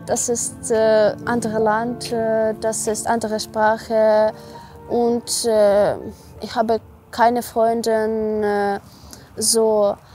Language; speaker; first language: German; non-native, learner; Russian